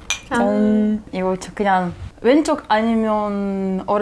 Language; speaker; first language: Korean; non-native, learner; Russian